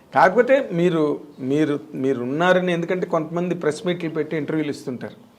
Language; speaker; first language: Telugu; native; Telugu